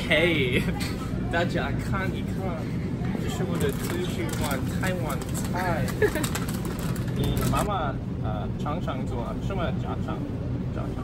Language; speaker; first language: Chinese; non-native, learner; English